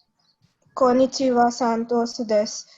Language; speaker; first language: Japanese; non-native, learner; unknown